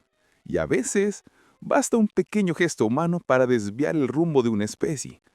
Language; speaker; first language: Spanish; native; Spanish